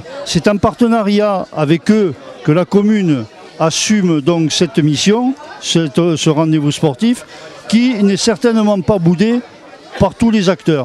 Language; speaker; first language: French; native; French